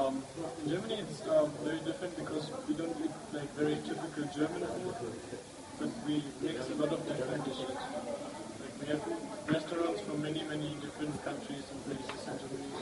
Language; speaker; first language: English; non-native, fluent; German